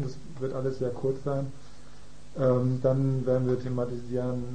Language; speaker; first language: German; native; German